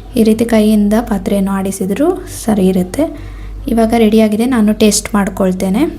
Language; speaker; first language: Kannada; non-native, local second language; Konkani